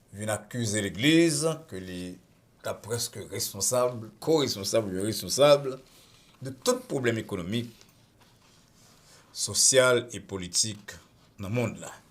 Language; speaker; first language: French; non-native, local second language; Haitian Creole